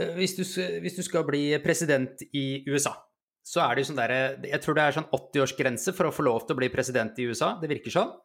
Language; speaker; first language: Norwegian; native; Norwegian